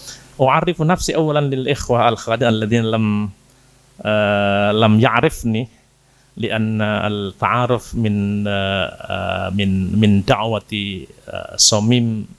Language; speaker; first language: Arabic; non-native, fluent; Indonesian